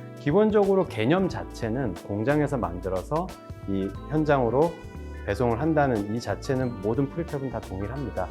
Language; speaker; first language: Korean; native; Korean